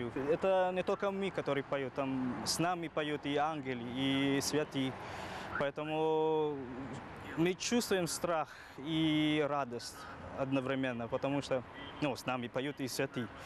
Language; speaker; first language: Russian; non-native, learner; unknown